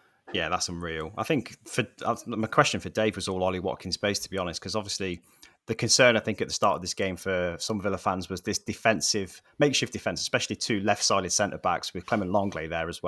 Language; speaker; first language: English; native; English